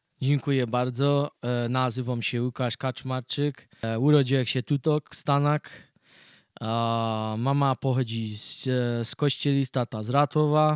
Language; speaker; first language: Polish; early bilingual, heritage; Polish